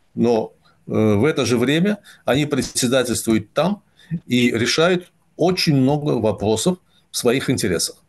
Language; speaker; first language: Russian; non-native, local second language; Azerbaijani